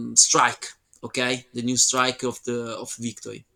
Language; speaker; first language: English; non-native, learner; Italian